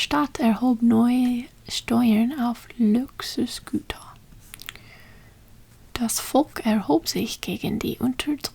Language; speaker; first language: German; non-native, learner; English